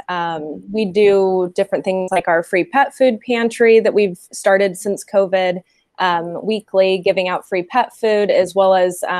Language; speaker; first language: English; native; English